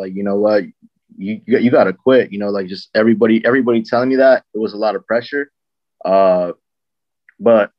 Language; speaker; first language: English; native; English